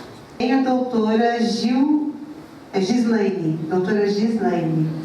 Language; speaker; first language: Portuguese; native; Portuguese